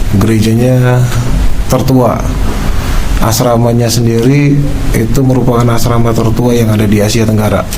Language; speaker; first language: Indonesian; native; Indonesian